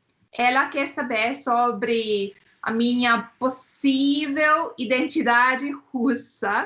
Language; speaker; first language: Portuguese; non-native, fluent; Estonian